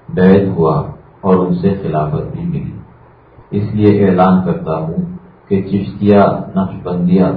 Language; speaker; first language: Urdu; native; Urdu